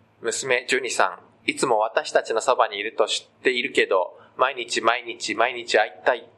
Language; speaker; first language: Japanese; native; Japanese